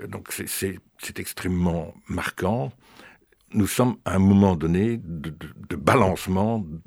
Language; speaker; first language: French; native; French